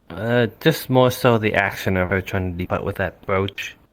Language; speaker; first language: English; native; English